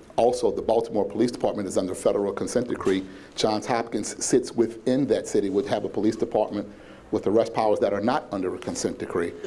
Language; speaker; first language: English; native; English